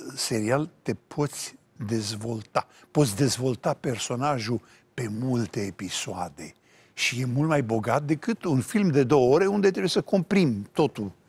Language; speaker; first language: Romanian; native; Romanian